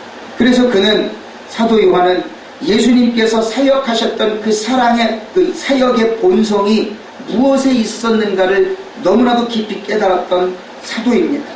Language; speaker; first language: Korean; native; Korean